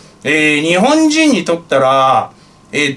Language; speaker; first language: Japanese; native; Japanese